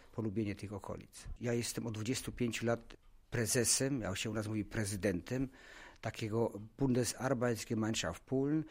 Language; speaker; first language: Polish; non-native, local second language; German